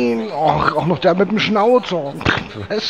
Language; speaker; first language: German; native; German